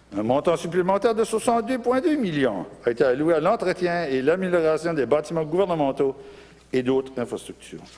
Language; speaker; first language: French; non-native, local second language; English